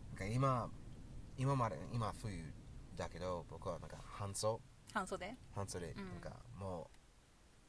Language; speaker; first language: Japanese; non-native, learner; English